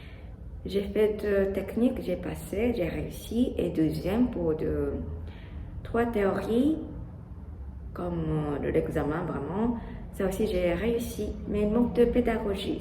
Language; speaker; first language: French; non-native, learner; Japanese